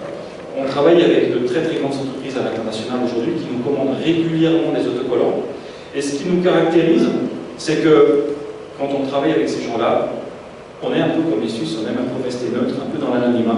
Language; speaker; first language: French; native; French